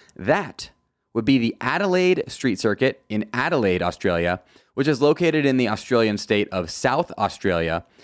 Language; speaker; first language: English; native; English